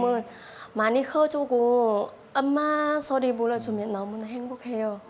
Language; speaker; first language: Korean; non-native, learner; Vietnamese